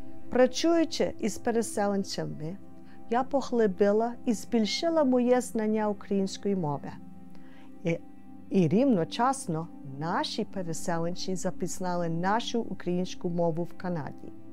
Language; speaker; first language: Ukrainian; early bilingual, heritage; Ukrainian